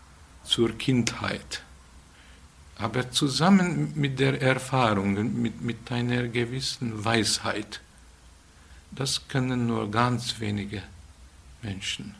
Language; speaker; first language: German; non-native, fluent; Hungarian